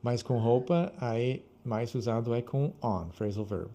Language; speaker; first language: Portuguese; non-native, fluent; English